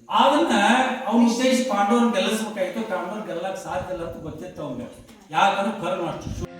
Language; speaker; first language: Kannada; native; Kannada